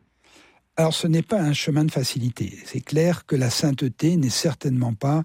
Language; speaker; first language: French; native; French